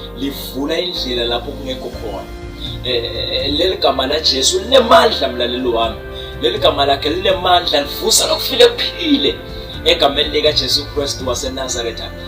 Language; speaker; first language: Zulu; non-native, local second language; Swati